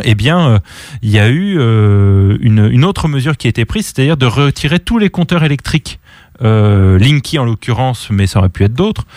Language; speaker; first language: French; native; French